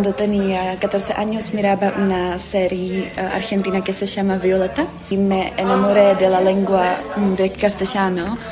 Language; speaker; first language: Spanish; non-native, fluent; Czech